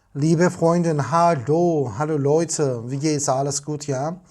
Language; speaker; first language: German; non-native, learner; Turkish